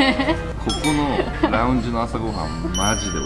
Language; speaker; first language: Japanese; native; Japanese